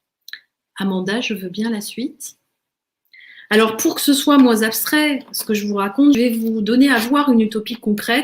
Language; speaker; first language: French; native; French